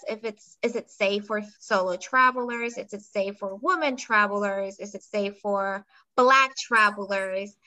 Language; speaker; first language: English; non-native, fluent; Spanish